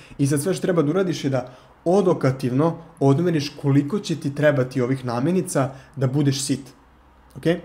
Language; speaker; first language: Serbian; native; Serbian